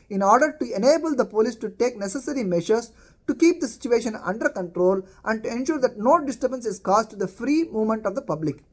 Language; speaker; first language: English; non-native, local second language; Tamil